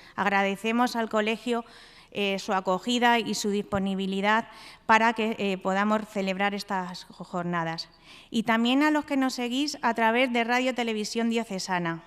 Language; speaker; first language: Spanish; native; Spanish